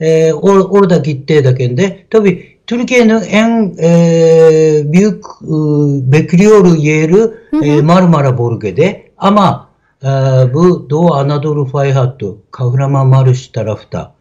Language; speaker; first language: Turkish; non-native, learner; Japanese